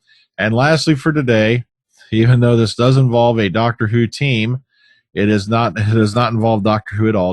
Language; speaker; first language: English; native; English